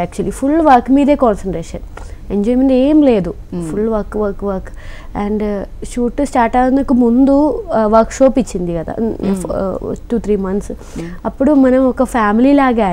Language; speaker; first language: Telugu; non-native, learner; Malayalam